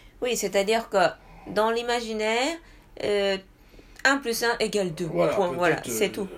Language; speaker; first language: French; non-native, fluent; Japanese